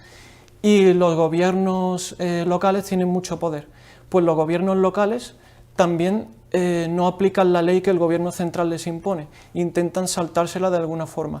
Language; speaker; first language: Spanish; native; Spanish